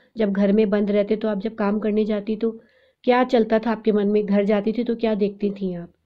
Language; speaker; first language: Hindi; native; Hindi